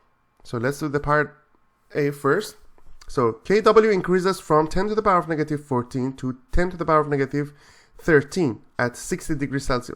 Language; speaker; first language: English; non-native, fluent; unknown